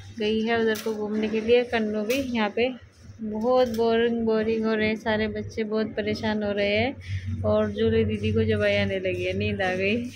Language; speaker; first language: Hindi; native; Hindi